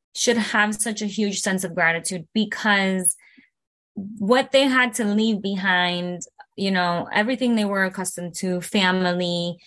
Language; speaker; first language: English; early bilingual, other home language; Spanish